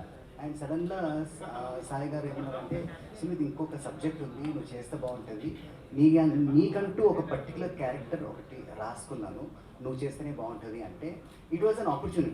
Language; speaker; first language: Telugu; native; Telugu